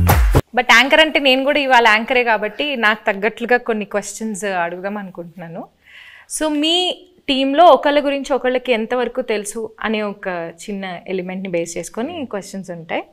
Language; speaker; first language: Telugu; native; Telugu